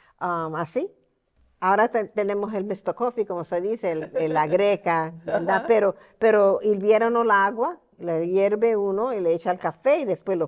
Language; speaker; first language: Spanish; early bilingual, heritage; Spanish